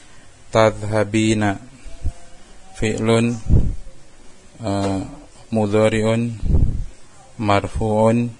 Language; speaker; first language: Arabic; non-native, learner; Indonesian